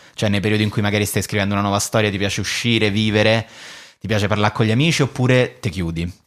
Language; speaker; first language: Italian; native; Italian